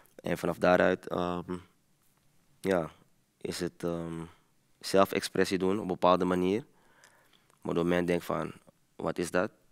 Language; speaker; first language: Dutch; early bilingual, other home language; Papiamento